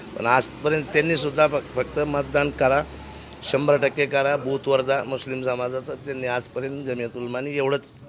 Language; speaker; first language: Marathi; non-native, local second language; Urdu